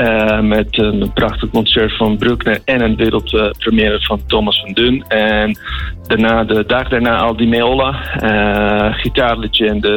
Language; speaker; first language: Dutch; non-native, fluent; Italian